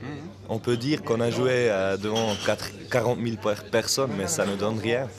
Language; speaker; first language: French; non-native, local second language; German